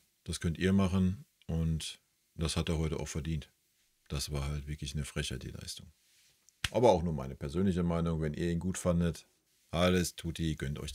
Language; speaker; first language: German; native; German